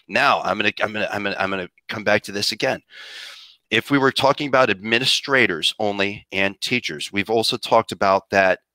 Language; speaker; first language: English; native; English